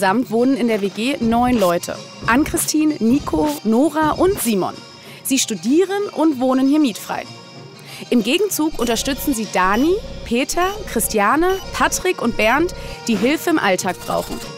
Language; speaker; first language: German; native; German